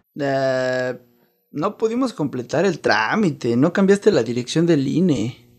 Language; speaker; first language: Spanish; native; Spanish